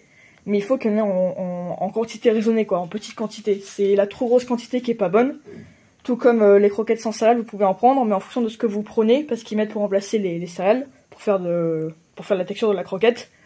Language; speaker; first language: French; native; French